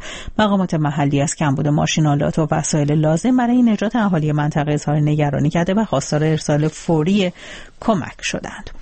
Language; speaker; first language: Persian; native; Persian